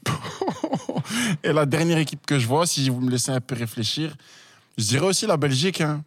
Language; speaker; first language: French; native; French